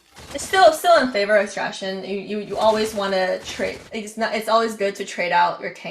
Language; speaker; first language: English; native; English